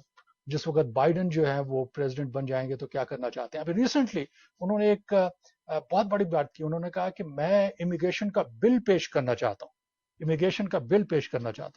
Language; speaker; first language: Urdu; native; Urdu